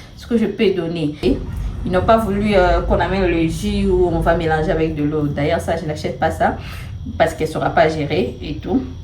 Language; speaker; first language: French; non-native, local second language; Swahili